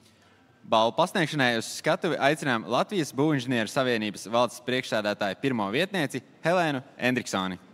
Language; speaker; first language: Latvian; native; Latvian